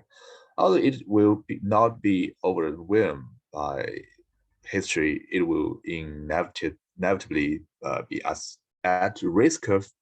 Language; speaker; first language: English; non-native, learner; Chinese